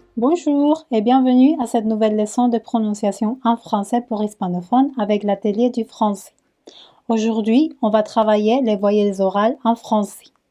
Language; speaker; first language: French; non-native, fluent; Spanish